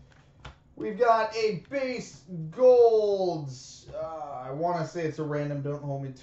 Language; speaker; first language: English; native; English